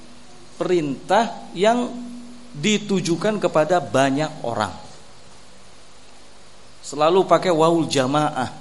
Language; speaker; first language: Indonesian; native; Indonesian